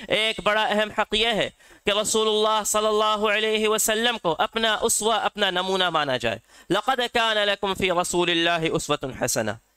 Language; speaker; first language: Urdu; native; Urdu